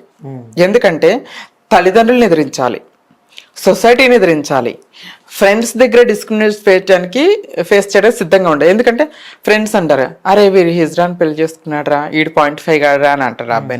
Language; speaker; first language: Telugu; native; Telugu